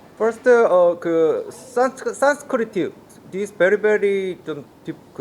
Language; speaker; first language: English; non-native, learner; Korean